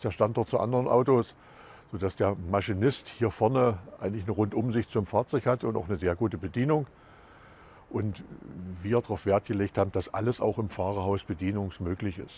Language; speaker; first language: German; native; German